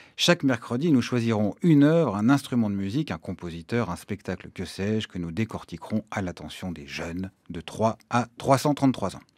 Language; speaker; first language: French; native; French